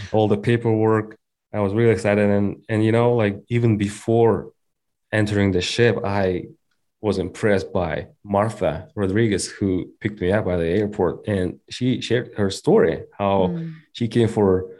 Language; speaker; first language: English; non-native, fluent; Kazakh